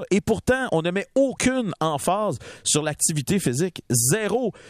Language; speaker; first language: French; native; French